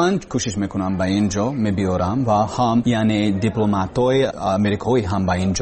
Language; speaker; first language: Persian; non-native, learner; English